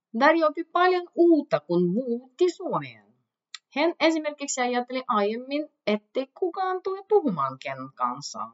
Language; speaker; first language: Finnish; non-native, learner; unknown